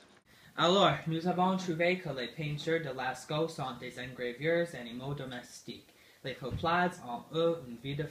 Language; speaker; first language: French; non-native, learner; English